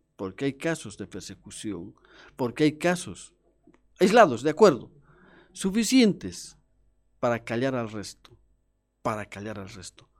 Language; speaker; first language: Spanish; native; Spanish